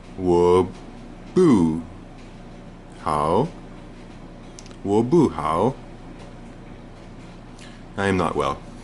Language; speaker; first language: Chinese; non-native, learner; English